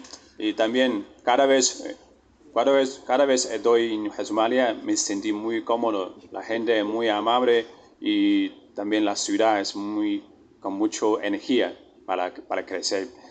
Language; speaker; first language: Spanish; non-native, learner; Chinese